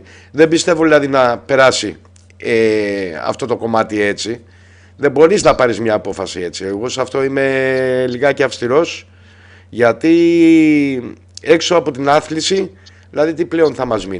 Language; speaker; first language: Greek; native; Greek